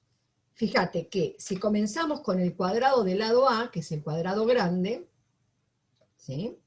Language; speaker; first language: Spanish; native; Spanish